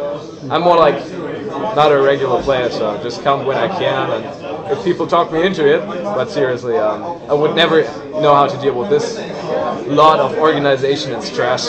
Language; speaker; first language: English; non-native, fluent; German